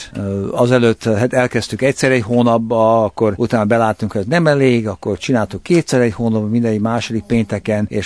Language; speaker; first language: Hungarian; early bilingual, heritage; Hungarian